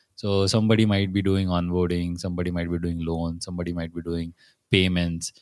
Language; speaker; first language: English; non-native, local second language; Marathi